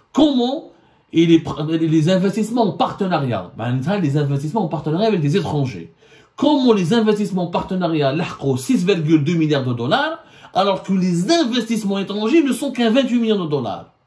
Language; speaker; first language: French; non-native, local second language; Arabic